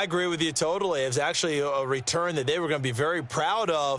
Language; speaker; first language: English; native; English